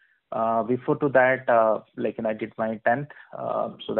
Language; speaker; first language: English; non-native, local second language; Odia